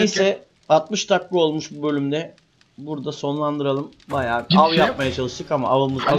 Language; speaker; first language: Turkish; native; Turkish